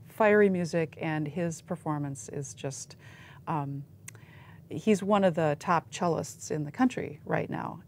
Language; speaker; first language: English; native; English